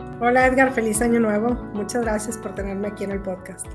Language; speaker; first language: Spanish; native; Spanish